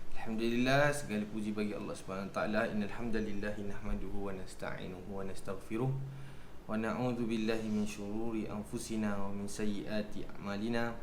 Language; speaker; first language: Malay; native; Malay